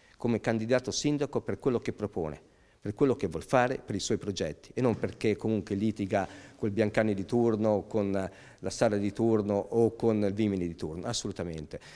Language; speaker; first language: Italian; native; Italian